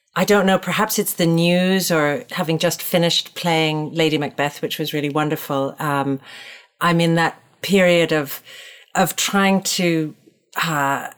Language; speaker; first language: English; native; English